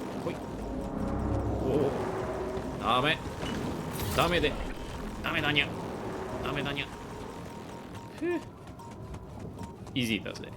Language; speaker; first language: Japanese; non-native, learner; English